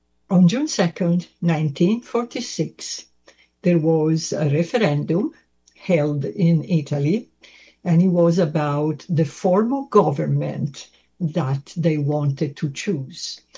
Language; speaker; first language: English; non-native, fluent; Italian